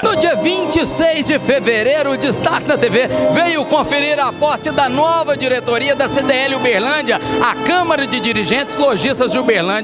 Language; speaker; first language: Portuguese; native; Portuguese